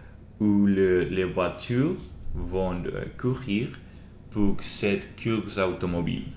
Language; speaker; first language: French; non-native, learner; Spanish